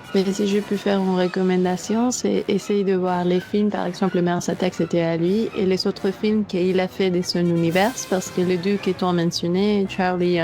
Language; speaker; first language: French; non-native, fluent; Spanish